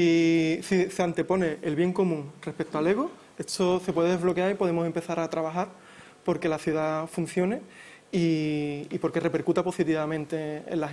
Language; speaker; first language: Spanish; native; Spanish